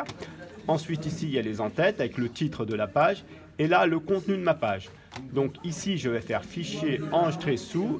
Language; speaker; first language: French; native; French